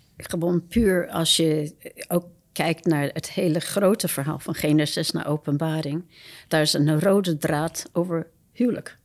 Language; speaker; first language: Dutch; non-native, fluent; English